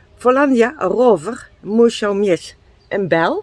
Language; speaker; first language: Polish; non-native, learner; Dutch